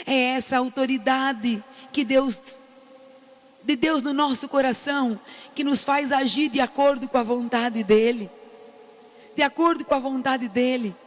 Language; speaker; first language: Portuguese; native; Portuguese